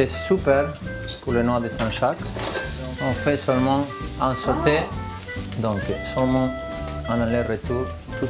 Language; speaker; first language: French; non-native, fluent; Spanish